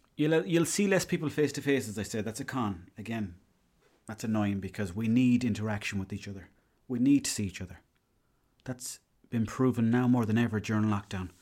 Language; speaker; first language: English; native; English